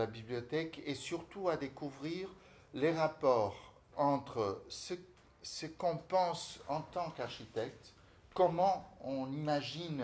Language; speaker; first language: French; non-native, fluent; Portuguese